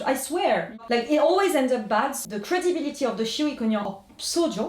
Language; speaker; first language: English; non-native, fluent; French